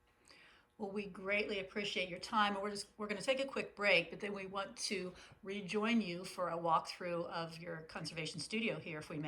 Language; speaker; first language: English; native; English